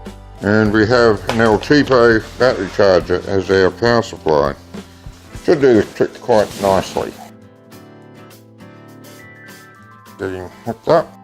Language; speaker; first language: English; native; English